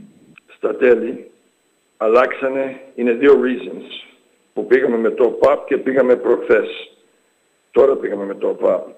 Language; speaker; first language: Greek; early bilingual, heritage; English